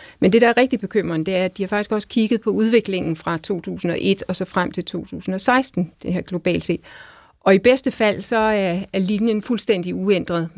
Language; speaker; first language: Danish; native; Danish